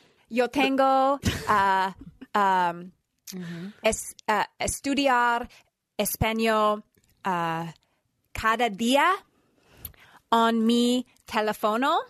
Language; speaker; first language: Spanish; non-native, learner; English